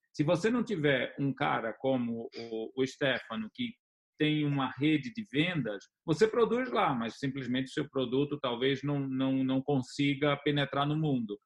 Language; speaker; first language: Portuguese; native; Portuguese